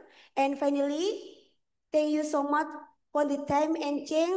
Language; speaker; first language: English; non-native, fluent; Indonesian